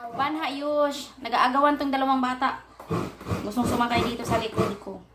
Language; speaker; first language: Filipino; non-native, local second language; Cebuano